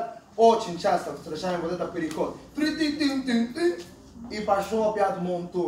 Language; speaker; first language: Russian; non-native, fluent; Spanish